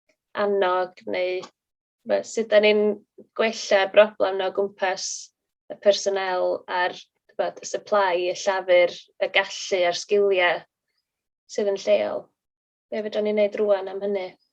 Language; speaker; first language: Welsh; native; Welsh